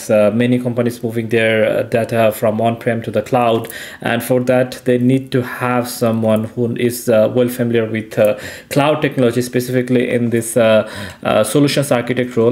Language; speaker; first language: English; non-native, local second language; Bangla